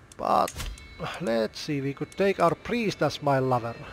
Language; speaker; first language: English; non-native, fluent; Finnish